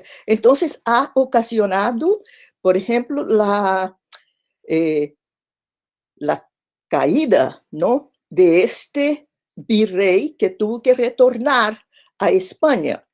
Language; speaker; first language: Spanish; non-native, fluent; Portuguese